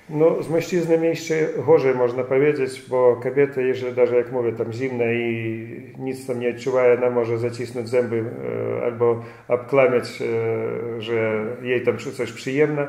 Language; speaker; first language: Polish; non-native, fluent; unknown